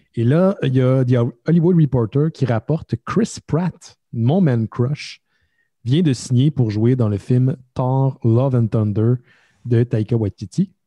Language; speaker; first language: French; native; French